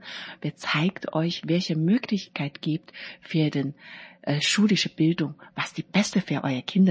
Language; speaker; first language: German; non-native, learner; Chinese